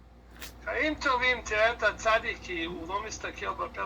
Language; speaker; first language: Hebrew; non-native, fluent; English